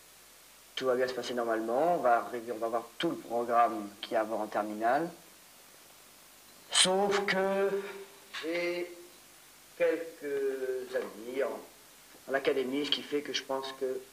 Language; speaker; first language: French; native; French